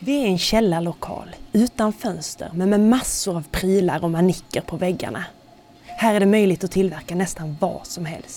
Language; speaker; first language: Swedish; native; Swedish